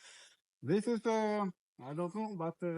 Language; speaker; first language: English; non-native, learner; Ingush